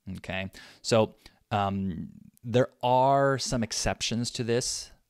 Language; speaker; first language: English; native; English